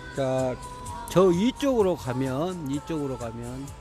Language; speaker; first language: Korean; native; Korean